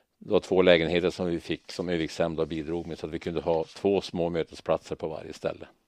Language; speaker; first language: Swedish; native; Swedish